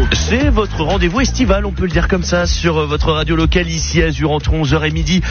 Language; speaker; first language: French; native; French